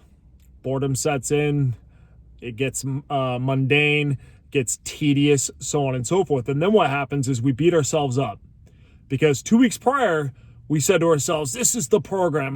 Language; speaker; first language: English; native; English